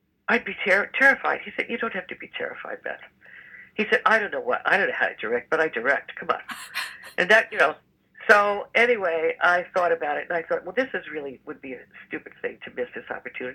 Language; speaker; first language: English; native; English